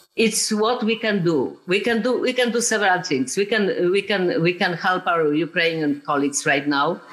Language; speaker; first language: English; non-native, fluent; Polish